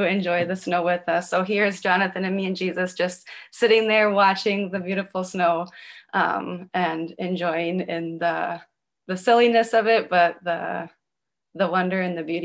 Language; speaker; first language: English; native; English